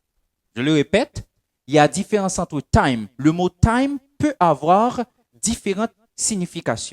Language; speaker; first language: French; non-native, local second language; Haitian Creole